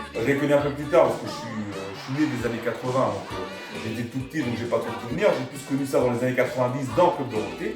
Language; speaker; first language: French; native; French